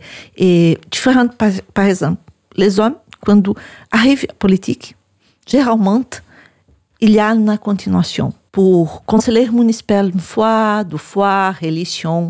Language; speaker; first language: French; non-native, learner; Portuguese